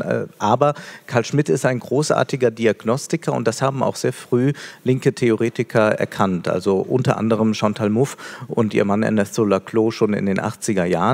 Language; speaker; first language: German; native; German